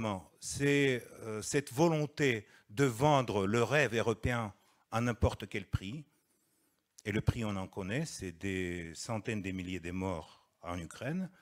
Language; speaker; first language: French; non-native, fluent; Russian